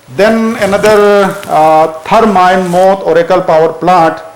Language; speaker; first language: English; non-native, local second language; Urdu